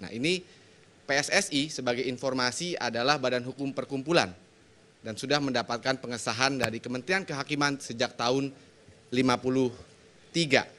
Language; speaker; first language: Indonesian; native; Indonesian